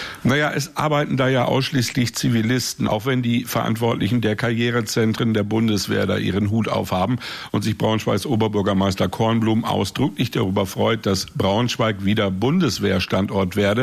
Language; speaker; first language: German; native; German